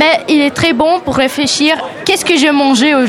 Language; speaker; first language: French; non-native, learner; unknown